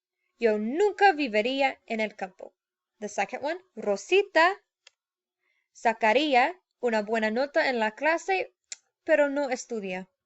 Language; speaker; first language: Spanish; non-native, fluent; English